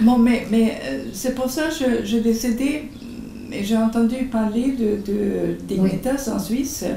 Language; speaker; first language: French; non-native, fluent; Swedish